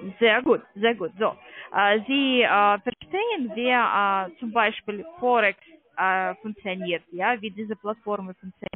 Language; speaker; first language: German; non-native, learner; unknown